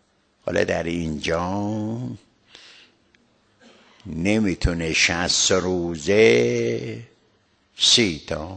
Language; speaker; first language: Persian; native; Persian